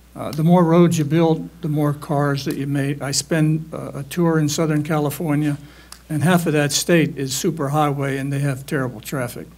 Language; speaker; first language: English; native; English